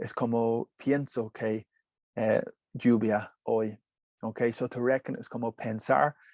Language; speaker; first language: Spanish; non-native, learner; English